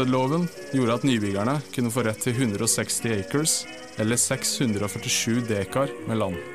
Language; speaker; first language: Norwegian; native; Norwegian